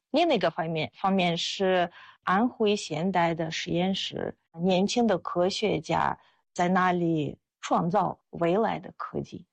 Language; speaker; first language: Chinese; non-native, fluent; Russian